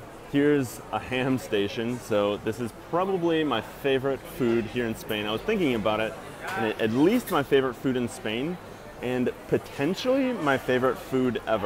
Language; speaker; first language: English; native; English